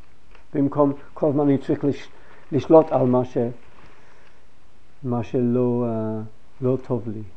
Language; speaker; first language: Hebrew; non-native, fluent; English